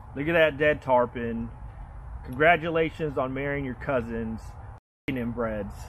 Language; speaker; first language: English; native; English